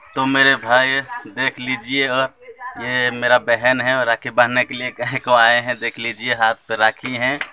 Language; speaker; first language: Hindi; non-native, local second language; Odia